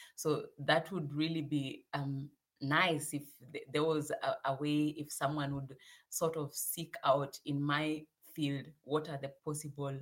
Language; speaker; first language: English; non-native, local second language; Swahili